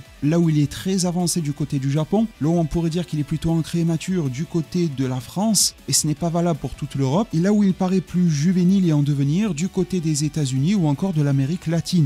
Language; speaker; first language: French; native; French